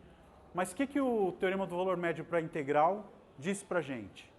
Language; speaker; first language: Portuguese; native; Portuguese